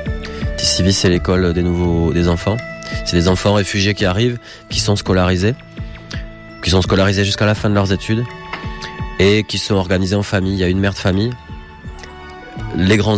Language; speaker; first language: French; native; French